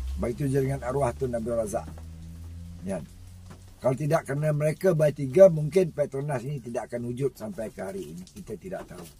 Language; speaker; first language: Malay; native; Malay